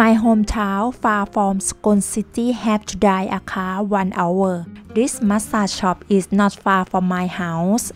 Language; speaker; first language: English; non-native, learner; Thai